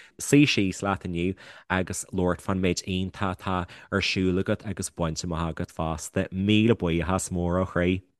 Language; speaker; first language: Irish; native; Irish